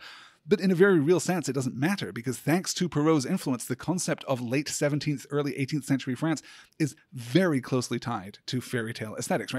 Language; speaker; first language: English; native; English